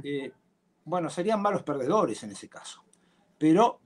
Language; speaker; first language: Spanish; native; Spanish